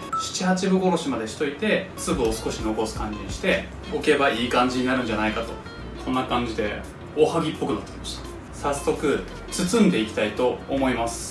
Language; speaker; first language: Japanese; native; Japanese